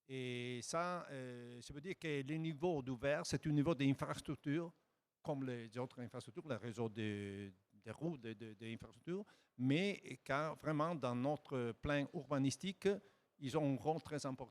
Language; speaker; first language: French; non-native, fluent; Italian